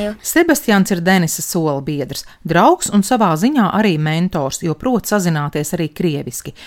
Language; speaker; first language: Latvian; native; Latvian